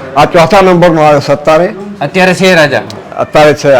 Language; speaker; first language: Gujarati; early bilingual, heritage; Gujarati